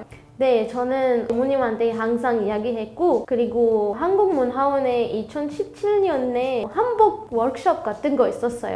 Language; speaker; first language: Korean; non-native, fluent; Arabic